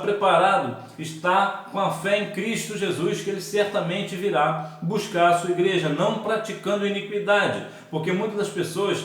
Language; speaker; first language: Portuguese; native; Portuguese